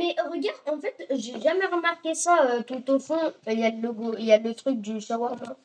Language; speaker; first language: French; native; French